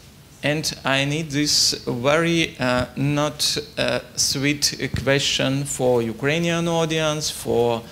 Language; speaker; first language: English; non-native, learner; Ukrainian